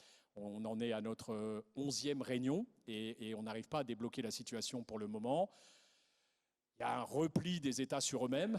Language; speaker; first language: French; native; French